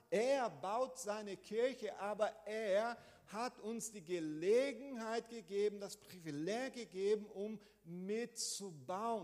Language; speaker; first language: German; non-native, fluent; Portuguese